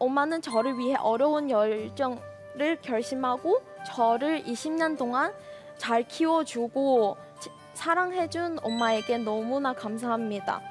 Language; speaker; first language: Korean; non-native, fluent; Chinese